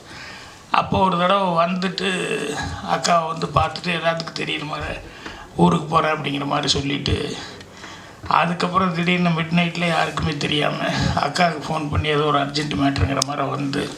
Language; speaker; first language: Tamil; native; Tamil